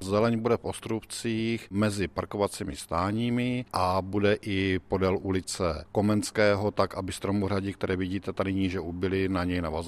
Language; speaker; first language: Czech; native; Czech